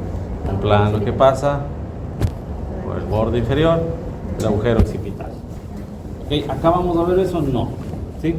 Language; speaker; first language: Spanish; native; Spanish